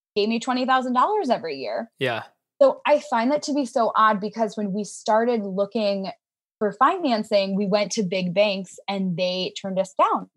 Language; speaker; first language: English; native; English